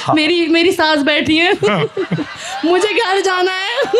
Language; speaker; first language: Hindi; native; Hindi